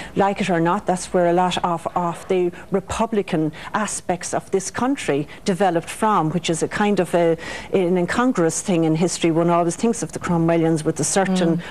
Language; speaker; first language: English; native; English